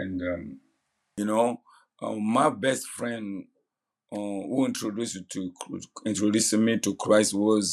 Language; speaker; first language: English; non-native, fluent; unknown